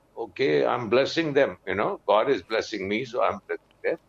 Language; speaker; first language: English; non-native, local second language; Urdu